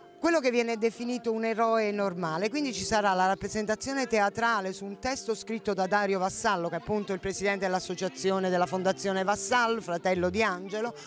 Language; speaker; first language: Italian; native; Italian